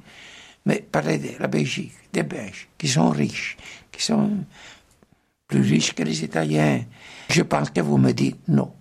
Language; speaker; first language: French; non-native, fluent; Italian